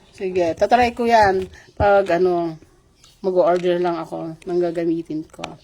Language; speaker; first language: Filipino; non-native, local second language; Iloko